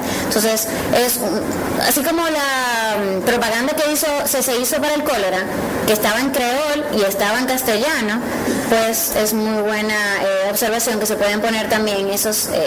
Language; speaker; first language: Spanish; native; Spanish